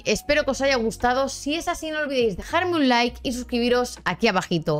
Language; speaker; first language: Spanish; native; Spanish